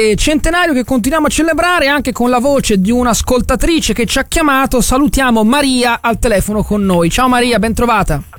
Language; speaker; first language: Italian; native; Italian